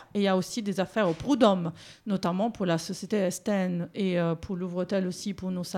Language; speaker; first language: French; native; French